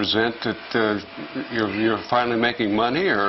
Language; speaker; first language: English; native; English